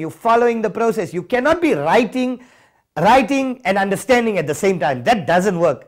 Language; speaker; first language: English; native; English